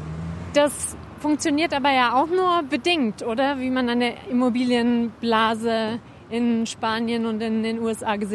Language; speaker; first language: German; native; German